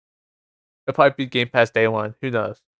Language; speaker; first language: English; native; English